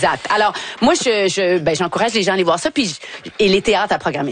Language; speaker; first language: French; native; French